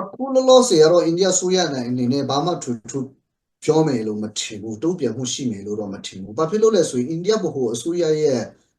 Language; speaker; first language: Burmese; non-native, local second language; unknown